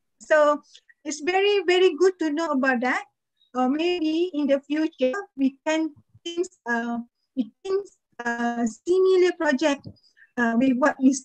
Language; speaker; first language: English; non-native, fluent; Malay